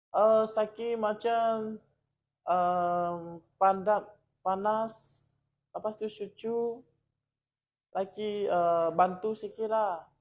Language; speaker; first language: Indonesian; non-native, learner; Burmese